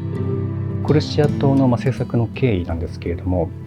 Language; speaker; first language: Japanese; native; Japanese